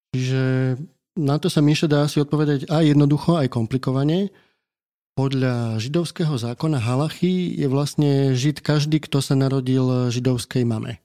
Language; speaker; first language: Slovak; native; Slovak